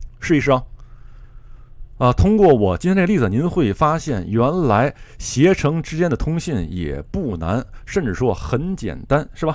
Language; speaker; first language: Chinese; native; Chinese